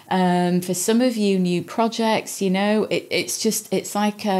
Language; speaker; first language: English; native; English